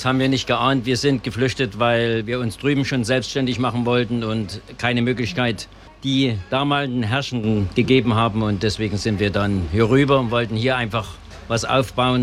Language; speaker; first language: German; native; German